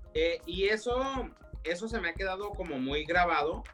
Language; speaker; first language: Spanish; early bilingual, heritage; Spanish